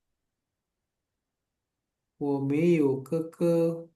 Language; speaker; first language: Chinese; non-native, learner; Indonesian